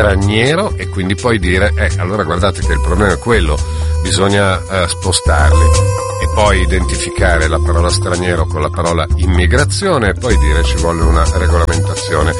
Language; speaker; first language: Italian; native; Italian